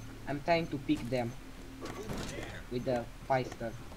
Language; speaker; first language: English; non-native, fluent; Romanian